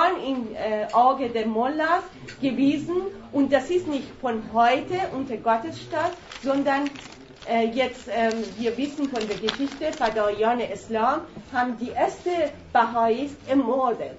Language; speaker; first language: German; non-native, fluent; Persian